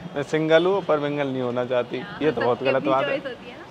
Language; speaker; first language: Hindi; native; Hindi